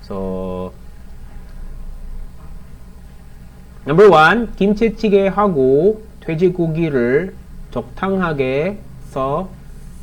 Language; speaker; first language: Korean; non-native, learner; Filipino